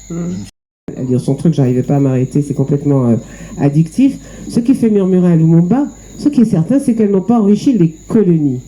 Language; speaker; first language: French; native; French